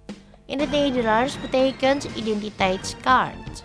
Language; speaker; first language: Dutch; non-native, fluent; Indonesian